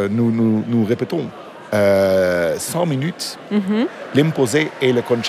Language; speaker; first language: French; non-native, learner; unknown